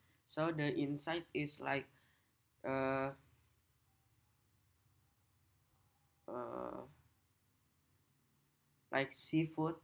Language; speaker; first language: English; non-native, learner; Indonesian